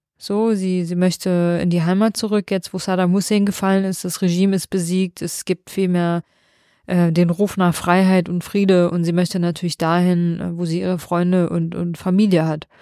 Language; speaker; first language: German; early bilingual, other home language; Kurdish